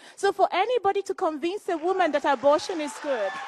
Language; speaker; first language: English; non-native, local second language; Igbo